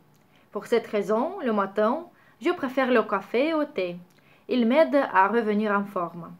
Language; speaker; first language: French; non-native, learner; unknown